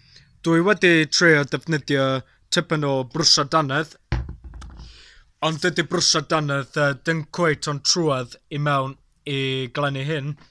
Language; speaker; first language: Welsh; non-native, learner; English